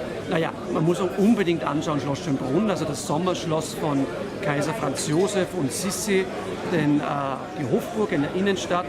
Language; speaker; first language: German; native; German